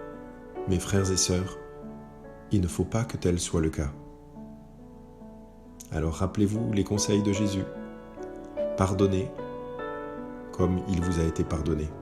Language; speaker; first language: French; native; French